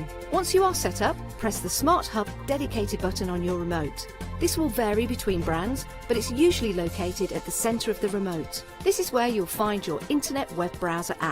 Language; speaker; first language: English; native; English